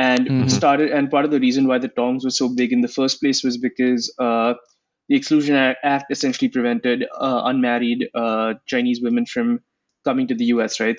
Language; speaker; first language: English; non-native, local second language; Hindi